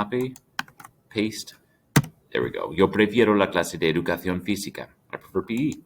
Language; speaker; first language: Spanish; non-native, fluent; English